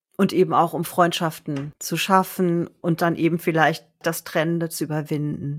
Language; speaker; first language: German; native; German